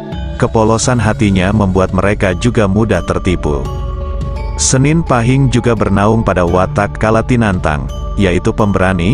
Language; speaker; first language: Indonesian; non-native, local second language; Javanese